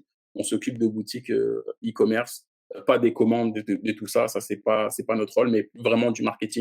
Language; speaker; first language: French; native; French